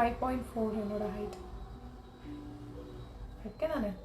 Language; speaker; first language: Tamil; non-native, local second language; Kannada